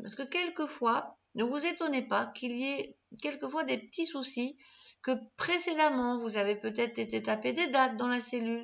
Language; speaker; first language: French; native; French